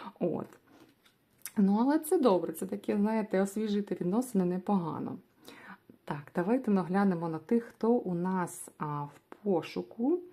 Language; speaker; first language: Ukrainian; non-native, local second language; Russian